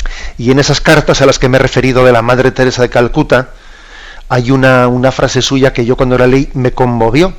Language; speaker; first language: Spanish; native; Spanish